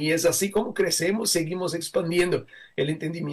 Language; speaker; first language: Spanish; native; Spanish